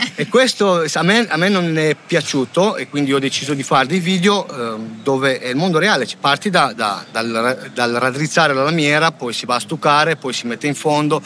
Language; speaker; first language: Italian; non-native, fluent; Romanian